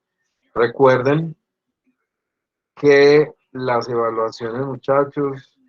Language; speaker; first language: Spanish; native; Spanish